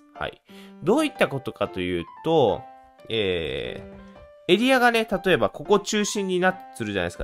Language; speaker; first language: Japanese; native; Japanese